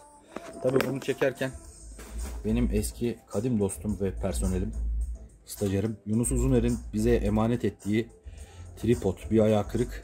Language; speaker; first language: Turkish; native; Turkish